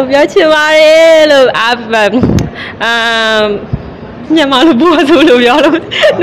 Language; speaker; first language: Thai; non-native, fluent; Burmese